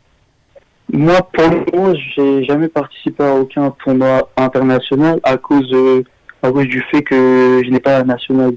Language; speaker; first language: French; early bilingual, other home language; Armenian